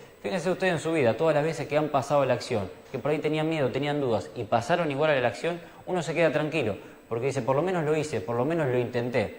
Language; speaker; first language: Spanish; native; Spanish